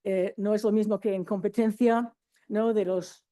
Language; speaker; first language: Spanish; non-native, fluent; English